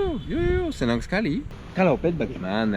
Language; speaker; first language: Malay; non-native, fluent; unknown